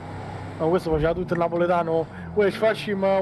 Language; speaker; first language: Italian; native; Italian